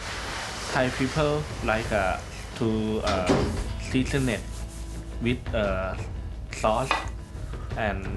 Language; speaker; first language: English; non-native, learner; Thai